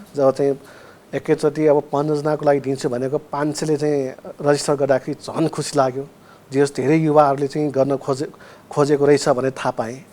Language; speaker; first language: Nepali; non-native, local second language; Newari